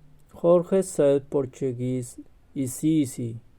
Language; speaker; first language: English; non-native, learner; Spanish